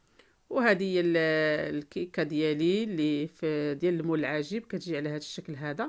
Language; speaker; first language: Arabic; native; Arabic